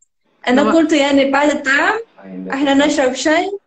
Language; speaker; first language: Arabic; non-native, learner; Turkish